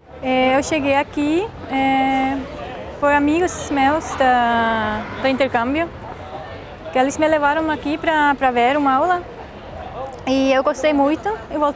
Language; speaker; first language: Portuguese; non-native, fluent; Swiss German